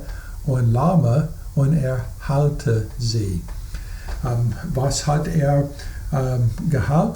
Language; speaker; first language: German; non-native, fluent; English